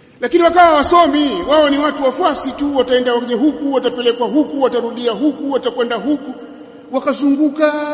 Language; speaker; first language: Swahili; native; Swahili